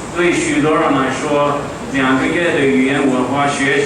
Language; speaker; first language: Chinese; non-native, fluent; English